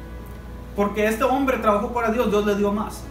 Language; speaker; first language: Spanish; early bilingual, heritage; Spanish